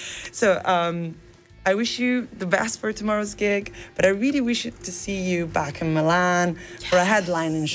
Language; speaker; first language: English; non-native, fluent; Italian